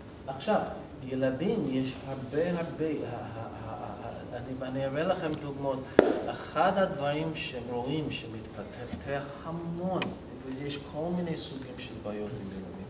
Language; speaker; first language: Hebrew; non-native, fluent; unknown